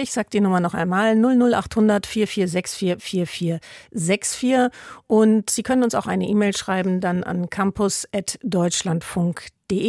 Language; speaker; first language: German; native; German